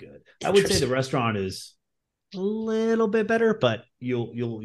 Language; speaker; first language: English; native; English